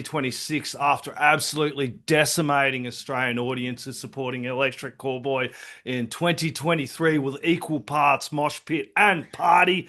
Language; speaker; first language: English; native; English